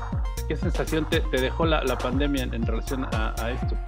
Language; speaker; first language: Spanish; native; Spanish